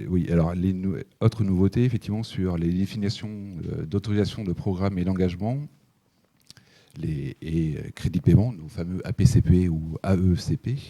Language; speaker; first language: French; native; French